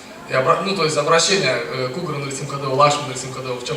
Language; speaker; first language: Russian; native; Russian